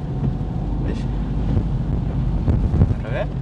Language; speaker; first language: Portuguese; native; Portuguese